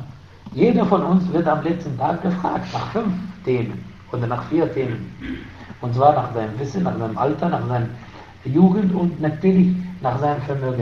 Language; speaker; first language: German; non-native, fluent; Arabic